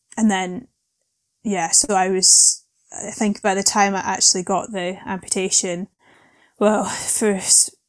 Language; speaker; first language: English; native; English